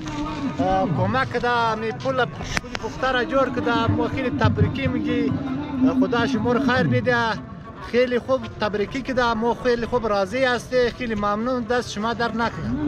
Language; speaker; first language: Persian; non-native, local second language; Pashto